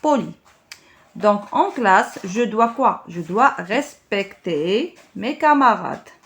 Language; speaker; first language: French; non-native, local second language; Arabic